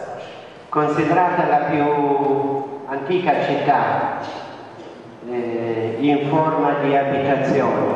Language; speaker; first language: Italian; non-native, fluent; Central Kurdish